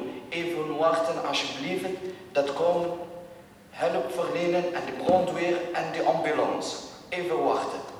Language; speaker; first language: Dutch; non-native, learner; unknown